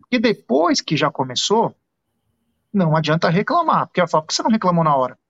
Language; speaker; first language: Portuguese; native; Portuguese